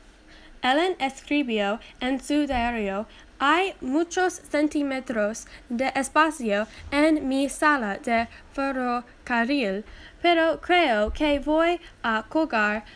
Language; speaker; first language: Spanish; non-native, learner; English